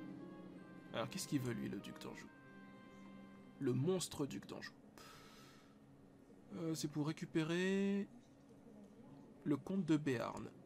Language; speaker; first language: French; native; French